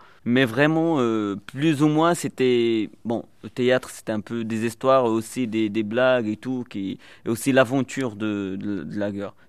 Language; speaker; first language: French; non-native, local second language; Arabic